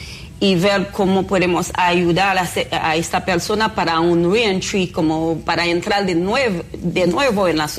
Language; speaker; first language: Spanish; non-native, fluent; Haitian Creole